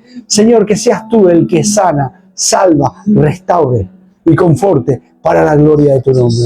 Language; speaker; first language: Spanish; native; Spanish